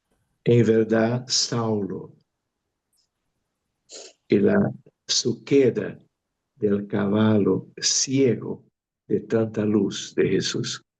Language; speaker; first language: Spanish; non-native, fluent; Portuguese